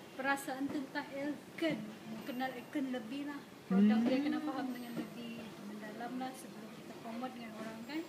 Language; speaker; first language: Malay; native; Malay